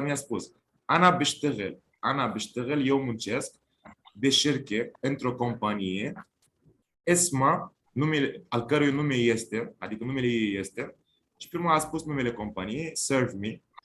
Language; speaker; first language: Romanian; non-native, fluent; Arabic